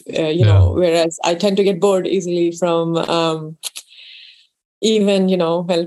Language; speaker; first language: English; non-native, local second language; Urdu